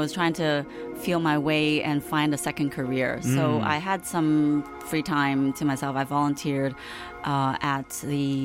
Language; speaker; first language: English; non-native, local second language; Cantonese